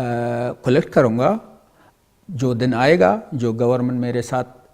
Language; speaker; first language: Hindi; non-native, fluent; Pashto